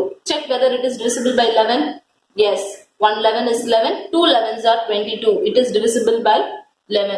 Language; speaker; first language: English; non-native, local second language; Tamil